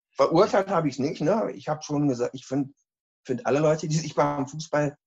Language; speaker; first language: German; native; German